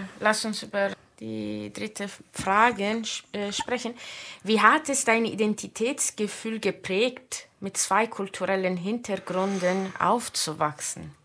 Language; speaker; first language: German; non-native, fluent; Italian